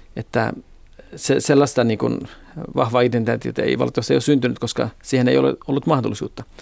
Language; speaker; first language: Finnish; non-native, fluent; Kurdish